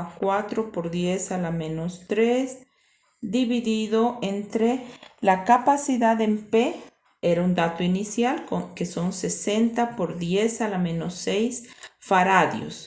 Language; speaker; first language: Spanish; native; Spanish